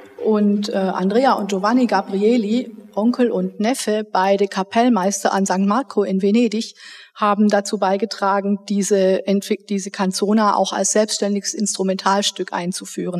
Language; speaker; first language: German; native; German